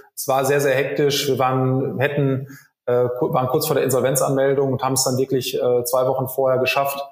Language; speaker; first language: German; native; German